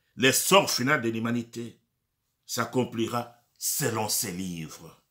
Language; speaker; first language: French; non-native, local second language; Lingala